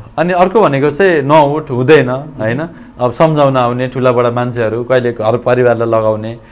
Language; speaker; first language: Nepali; native; Nepali